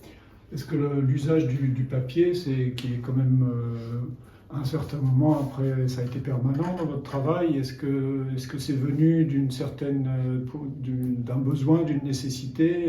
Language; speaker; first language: French; native; French